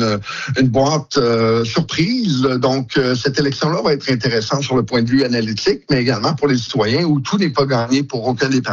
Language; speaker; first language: French; native; French